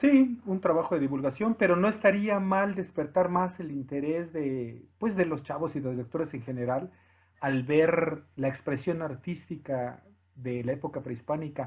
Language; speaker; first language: Spanish; native; Spanish